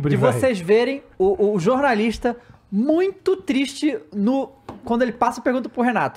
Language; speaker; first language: Portuguese; native; Portuguese